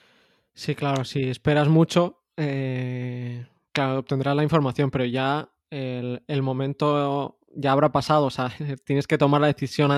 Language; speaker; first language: Spanish; native; Spanish